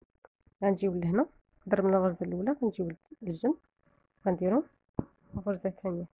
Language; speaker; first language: Arabic; native; Arabic